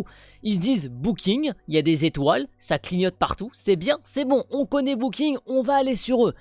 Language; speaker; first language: French; native; French